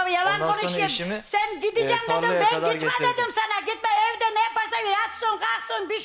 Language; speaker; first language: Turkish; native; Turkish